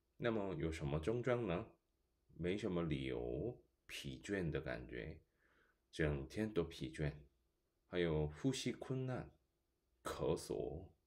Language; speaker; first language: Chinese; non-native, fluent; Korean